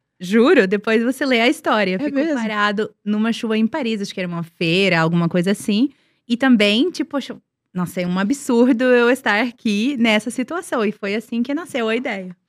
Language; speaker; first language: Portuguese; non-native, fluent; Serbian